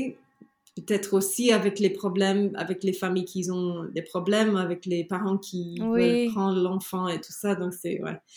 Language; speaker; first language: French; non-native, learner; English